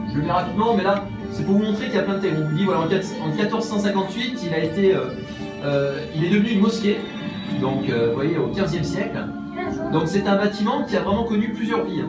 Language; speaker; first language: French; native; French